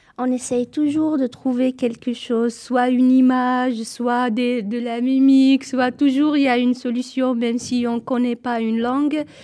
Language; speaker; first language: French; non-native, local second language; Kabyle